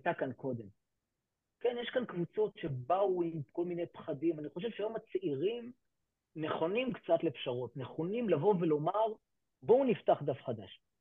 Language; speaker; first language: Hebrew; native; Hebrew